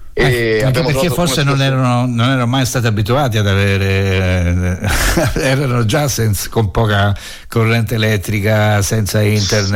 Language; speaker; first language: Italian; native; Italian